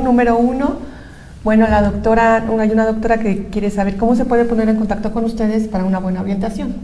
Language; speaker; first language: Spanish; native; Spanish